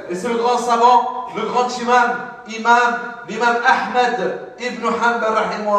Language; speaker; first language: French; non-native, fluent; Arabic